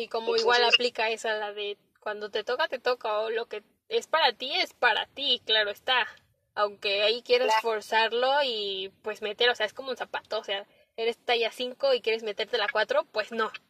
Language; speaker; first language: Spanish; native; Spanish